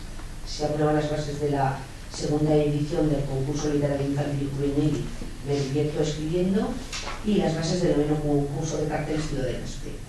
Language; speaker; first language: Spanish; native; Spanish